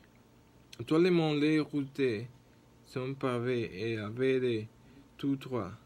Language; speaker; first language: French; non-native, learner; Spanish